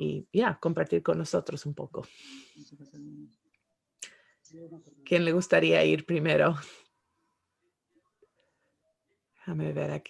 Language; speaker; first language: Spanish; non-native, fluent; English